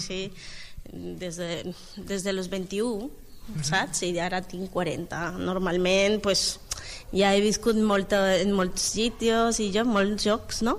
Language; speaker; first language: Catalan; non-native, learner; Spanish